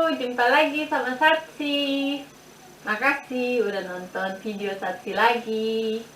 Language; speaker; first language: Indonesian; native; Indonesian